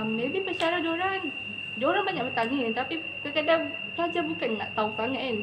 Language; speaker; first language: Malay; native; Malay